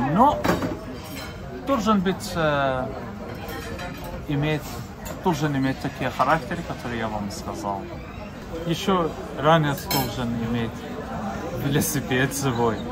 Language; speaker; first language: Russian; non-native, learner; Persian